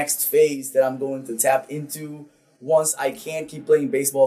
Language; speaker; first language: English; non-native, fluent; Papiamento